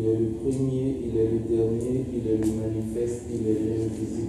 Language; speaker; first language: French; non-native, local second language; Dyula